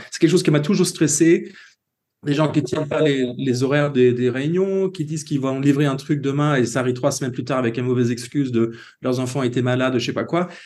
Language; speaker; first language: French; non-native, fluent; Swedish